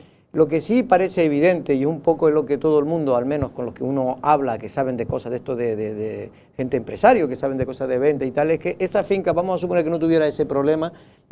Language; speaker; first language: Spanish; native; Spanish